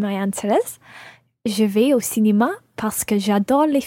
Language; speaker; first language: French; non-native, learner; English